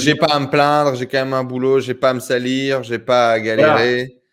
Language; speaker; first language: French; native; French